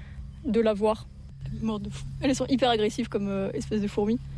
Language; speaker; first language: French; native; French